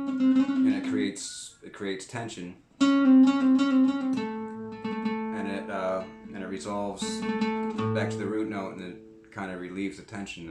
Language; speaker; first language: English; native; English